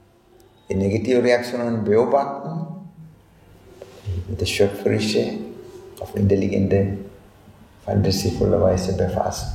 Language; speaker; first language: German; non-native, fluent; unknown